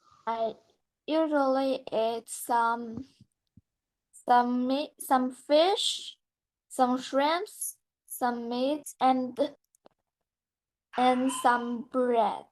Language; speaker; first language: English; non-native, learner; Chinese